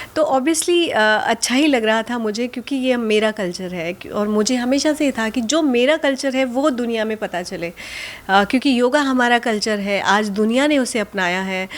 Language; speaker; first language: Hindi; non-native, local second language; Gujarati